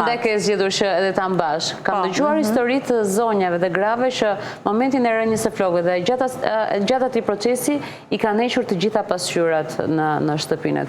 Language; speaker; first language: Albanian; native; Albanian